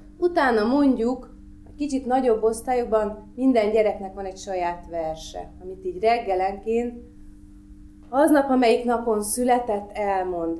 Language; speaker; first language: Hungarian; native; Hungarian